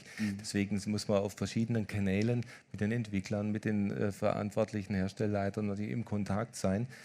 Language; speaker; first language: German; native; German